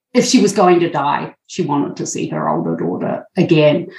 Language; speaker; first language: English; native; English